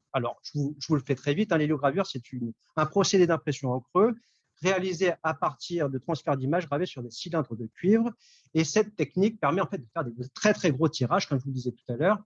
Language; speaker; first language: French; native; French